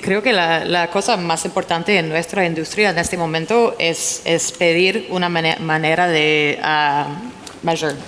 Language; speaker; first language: Spanish; non-native, fluent; English